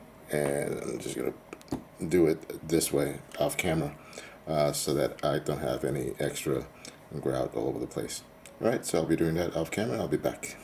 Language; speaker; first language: English; native; English